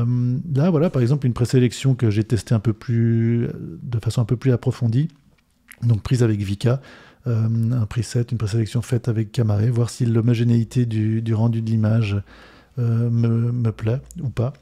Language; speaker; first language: French; native; French